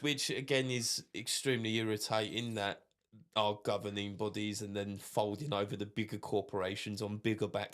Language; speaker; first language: English; native; English